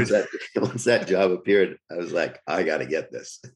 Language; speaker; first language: English; native; English